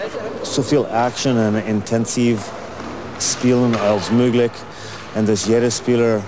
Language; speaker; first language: German; non-native, learner; English